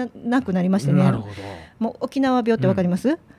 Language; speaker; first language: Japanese; native; Japanese